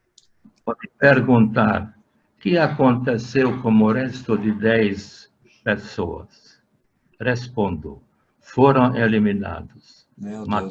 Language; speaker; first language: Portuguese; non-native, fluent; Hungarian